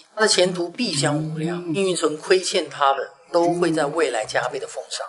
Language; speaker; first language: Chinese; native; Chinese